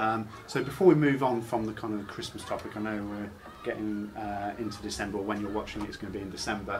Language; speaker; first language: English; native; English